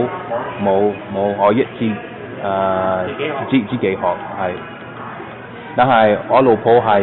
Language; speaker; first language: Cantonese; non-native, learner; English